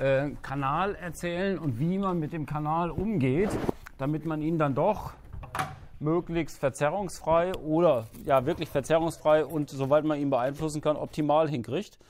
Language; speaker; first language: German; native; German